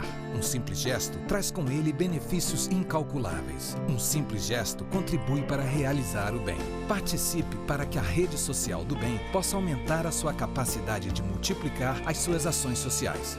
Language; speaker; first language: Portuguese; native; Portuguese